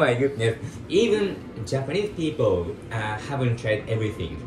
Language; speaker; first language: English; non-native, learner; Japanese